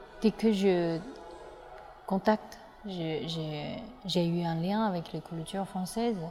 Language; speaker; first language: French; non-native, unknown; Chinese